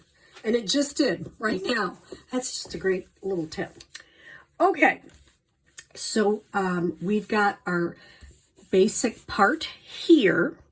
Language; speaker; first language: English; native; English